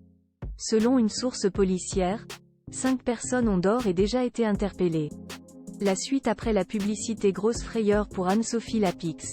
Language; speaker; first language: French; native; French